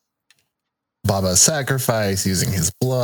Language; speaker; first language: English; early bilingual, other home language; Spanish